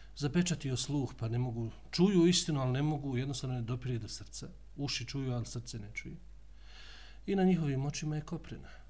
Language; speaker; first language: Bosnian; native; Bosnian